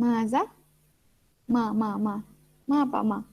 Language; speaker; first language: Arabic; non-native, fluent; Malay